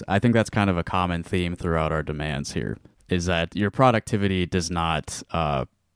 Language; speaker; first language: English; native; English